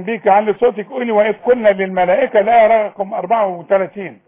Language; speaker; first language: Arabic; native; Arabic